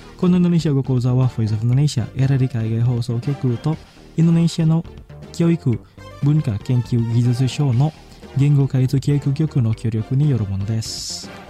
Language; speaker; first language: Japanese; non-native, fluent; Indonesian